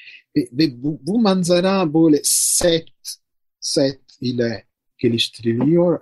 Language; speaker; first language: Turkish; non-native, fluent; Italian